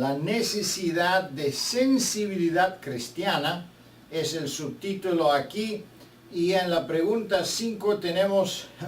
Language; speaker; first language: Spanish; non-native, fluent; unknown